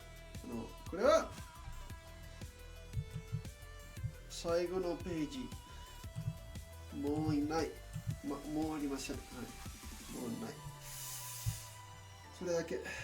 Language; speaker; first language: Japanese; non-native, learner; English